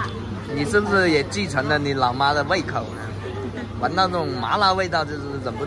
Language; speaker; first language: Chinese; native; Chinese